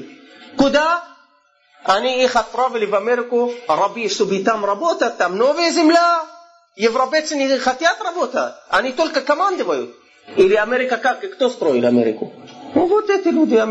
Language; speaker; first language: Russian; non-native, fluent; Arabic